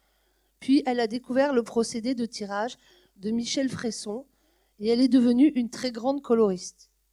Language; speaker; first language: French; native; French